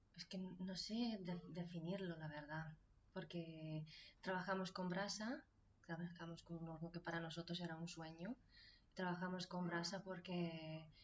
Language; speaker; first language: Spanish; non-native, fluent; Hungarian